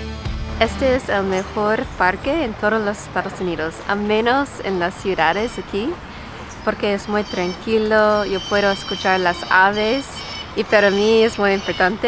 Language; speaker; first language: Spanish; non-native, fluent; English